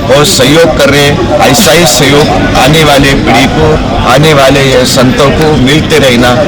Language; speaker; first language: Hindi; non-native, local second language; Marathi